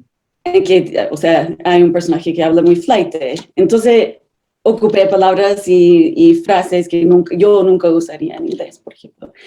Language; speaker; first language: Spanish; non-native, fluent; English